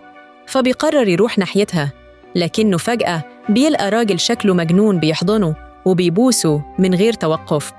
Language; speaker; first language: Arabic; native; Arabic